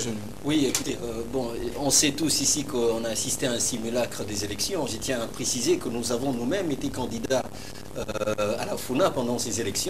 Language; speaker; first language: French; non-native, local second language; Lingala